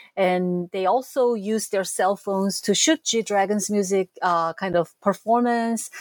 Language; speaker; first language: English; non-native, fluent; Korean